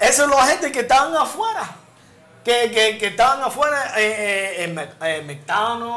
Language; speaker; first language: Spanish; non-native, learner; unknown